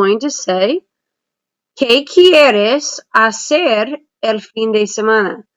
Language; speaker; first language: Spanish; non-native, fluent; English